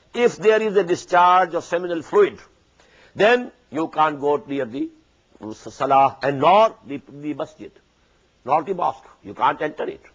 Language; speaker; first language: English; non-native, local second language; Urdu